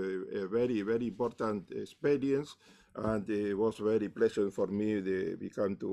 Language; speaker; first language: English; non-native, learner; Spanish